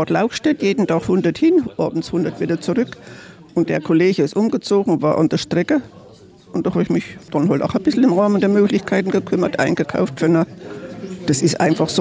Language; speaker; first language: German; native; German